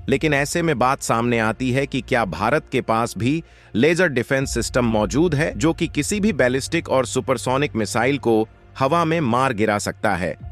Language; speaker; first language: Hindi; native; Hindi